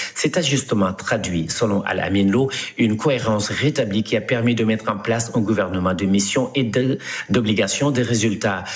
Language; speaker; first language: French; non-native, local second language; Wolof